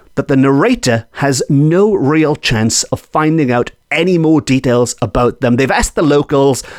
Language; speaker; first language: English; native; English